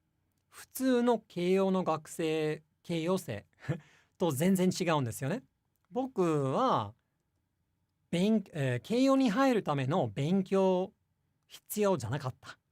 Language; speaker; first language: Japanese; non-native, fluent; English